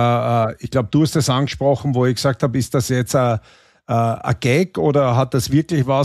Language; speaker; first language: German; native; German